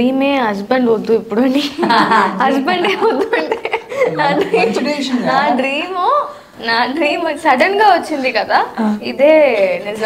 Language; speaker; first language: Telugu; non-native, learner; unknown